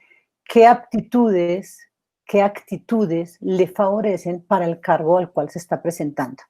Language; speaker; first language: Spanish; native; Spanish